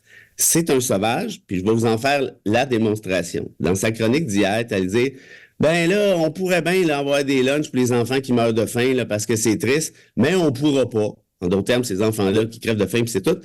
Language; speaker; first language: French; native; French